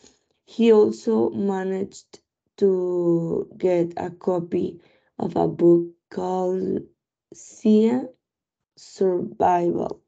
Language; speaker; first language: English; non-native, learner; Spanish